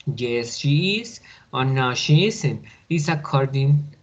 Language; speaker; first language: English; non-native, learner; Spanish